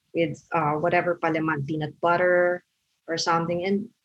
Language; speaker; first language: English; non-native, local second language; Filipino